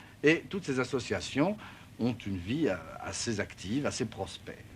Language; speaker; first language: French; native; French